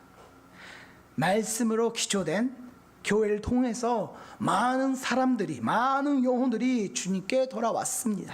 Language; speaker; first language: Korean; non-native, fluent; Japanese